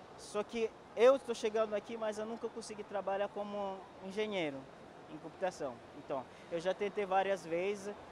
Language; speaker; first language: Portuguese; non-native, fluent; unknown